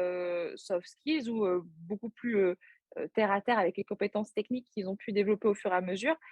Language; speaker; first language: French; native; French